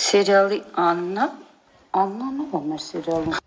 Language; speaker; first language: Russian; non-native, fluent; Armenian